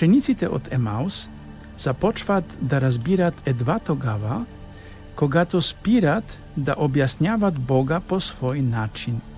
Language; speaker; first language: Bulgarian; non-native, fluent; Polish